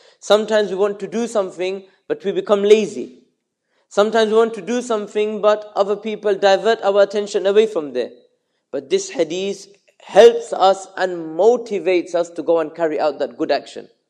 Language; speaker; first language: English; early bilingual, other home language; Urdu